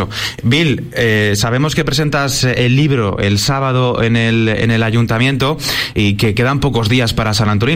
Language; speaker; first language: Spanish; native; Spanish